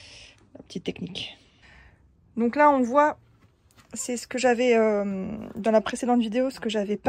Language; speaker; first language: French; native; French